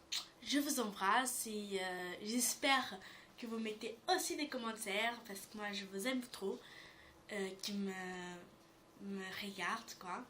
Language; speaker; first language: French; native; French